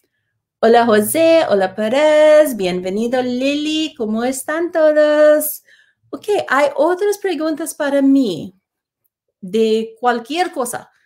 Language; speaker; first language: Spanish; non-native, learner; English